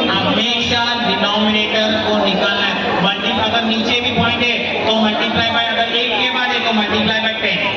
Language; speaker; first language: Hindi; non-native, local second language; Marathi